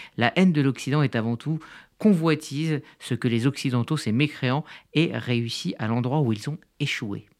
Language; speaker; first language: French; native; French